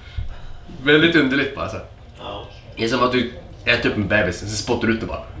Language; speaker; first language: Swedish; native; Swedish